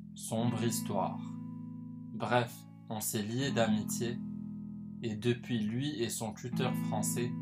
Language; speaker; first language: French; non-native, local second language; Arabic